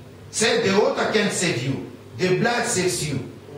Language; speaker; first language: English; non-native, fluent; Lingala